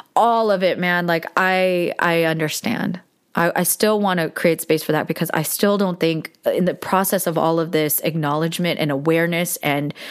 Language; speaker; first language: English; early bilingual, other home language; Korean